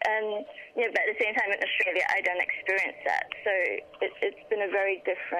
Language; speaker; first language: English; native; English